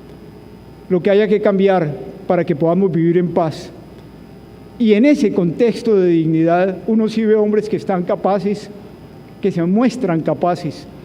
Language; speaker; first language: Spanish; native; Spanish